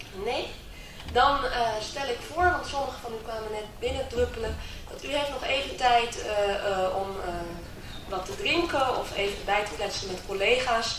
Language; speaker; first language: Dutch; native; Dutch